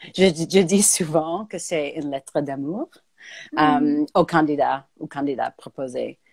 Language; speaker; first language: French; native; French